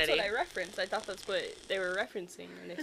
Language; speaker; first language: English; native; English